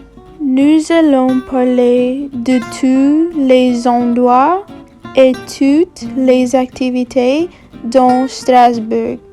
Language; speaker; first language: French; non-native, learner; English